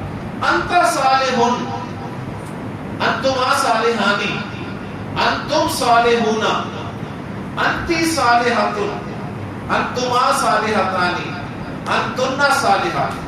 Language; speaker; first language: Arabic; non-native, fluent; Urdu